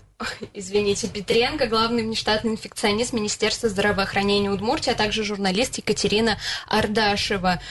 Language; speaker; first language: Russian; native; Russian